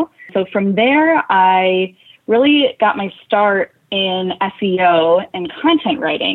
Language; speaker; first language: English; native; English